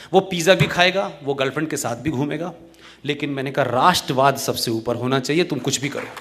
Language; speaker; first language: Hindi; native; Hindi